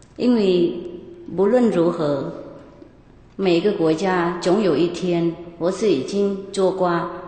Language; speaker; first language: Chinese; non-native, fluent; Vietnamese